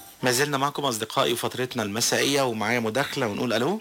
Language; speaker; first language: Arabic; native; Arabic